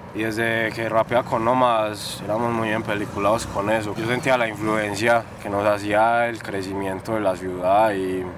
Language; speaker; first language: Spanish; native; Spanish